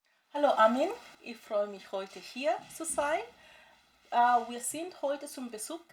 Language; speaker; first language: German; non-native, fluent; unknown